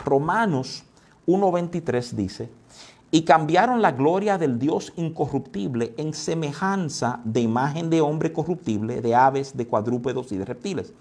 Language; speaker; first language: Spanish; native; Spanish